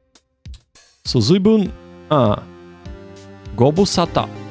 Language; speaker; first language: Japanese; non-native, learner; English